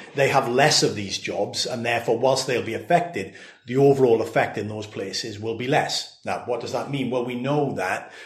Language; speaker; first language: English; native; English